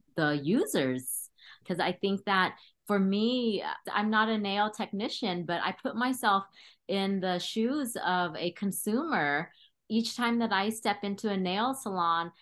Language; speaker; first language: English; early bilingual, other home language; Khmer